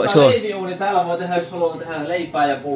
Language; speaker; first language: Finnish; native; Finnish